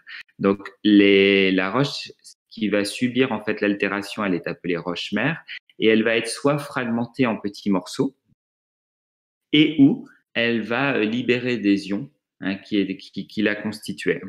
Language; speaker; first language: French; native; French